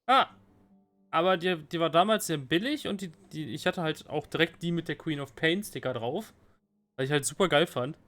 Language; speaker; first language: German; native; German